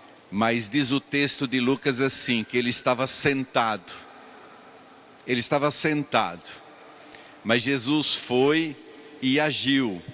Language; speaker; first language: Portuguese; native; Portuguese